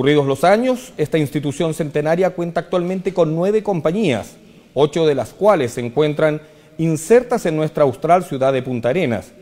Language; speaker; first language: Spanish; native; Spanish